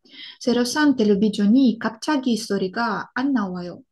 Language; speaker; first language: Korean; non-native, learner; Russian